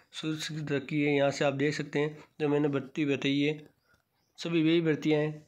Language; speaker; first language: Hindi; native; Hindi